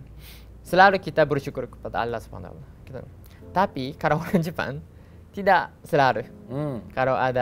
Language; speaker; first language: Indonesian; non-native, learner; Japanese